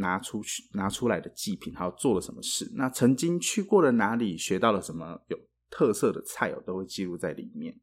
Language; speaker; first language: Chinese; native; Chinese